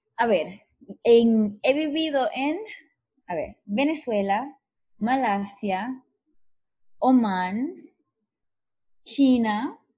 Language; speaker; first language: Spanish; native; Spanish